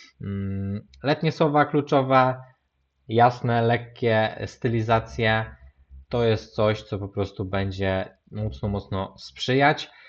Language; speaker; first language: Polish; native; Polish